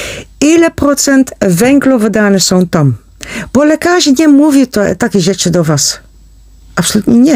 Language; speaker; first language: Polish; non-native, learner; Dutch